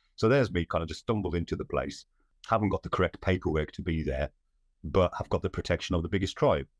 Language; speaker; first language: English; native; English